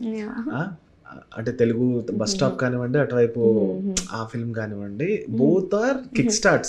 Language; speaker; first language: Telugu; native; Telugu